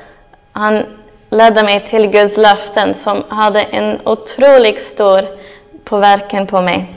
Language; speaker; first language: Swedish; non-native, fluent; English